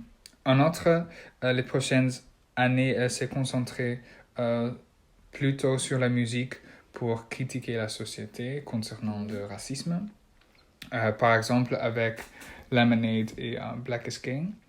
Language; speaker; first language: French; non-native, learner; Dutch